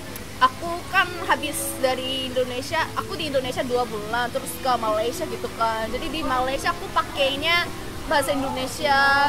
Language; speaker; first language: Indonesian; non-native, fluent; Korean